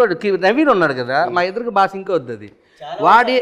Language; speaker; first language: Telugu; native; Telugu